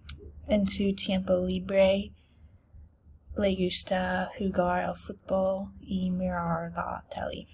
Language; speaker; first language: Spanish; non-native, learner; English